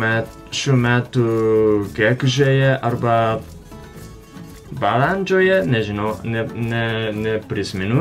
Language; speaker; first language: Lithuanian; non-native, fluent; Japanese